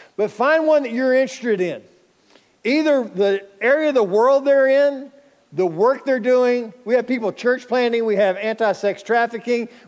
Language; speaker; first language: English; native; English